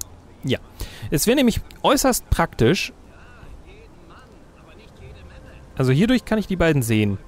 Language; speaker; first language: German; native; German